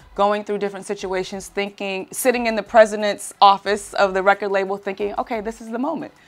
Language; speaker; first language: English; native; English